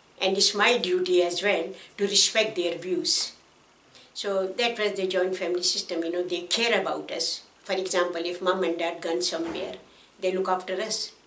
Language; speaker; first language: English; non-native, local second language; Pashto